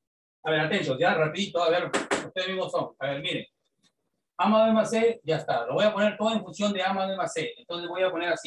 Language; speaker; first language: Spanish; native; Spanish